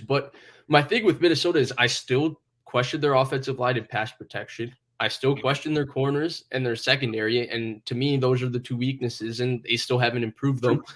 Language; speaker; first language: English; native; English